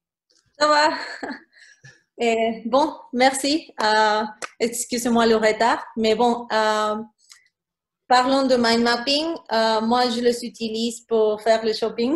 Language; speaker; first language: French; non-native, fluent; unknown